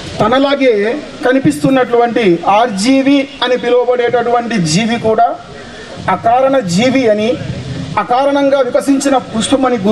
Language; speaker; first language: Telugu; native; Telugu